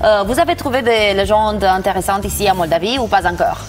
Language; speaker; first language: French; non-native, fluent; Romanian